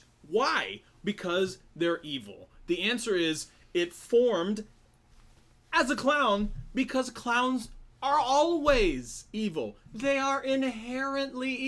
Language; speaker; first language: English; native; English